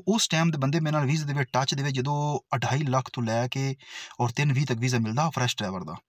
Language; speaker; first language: Urdu; non-native, local second language; Punjabi